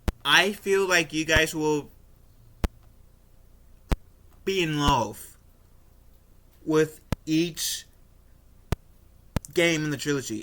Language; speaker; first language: English; native; English